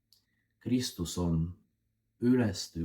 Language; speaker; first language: Estonian; non-native, fluent; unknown